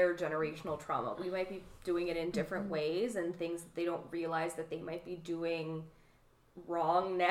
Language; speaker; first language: English; native; English